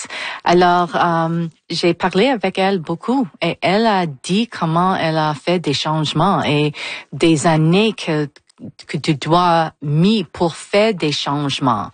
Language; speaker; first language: French; non-native, local second language; English